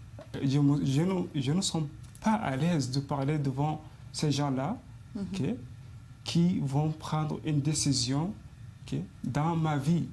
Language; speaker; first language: French; non-native, fluent; Arabic